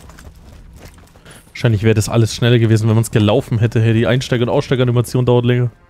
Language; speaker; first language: German; native; German